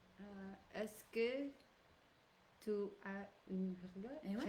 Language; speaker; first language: French; non-native, learner; English